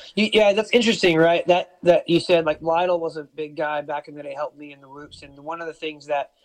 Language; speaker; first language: English; native; English